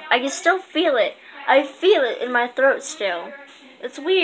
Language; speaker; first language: English; native; English